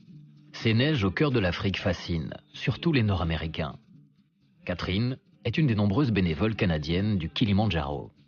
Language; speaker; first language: French; native; French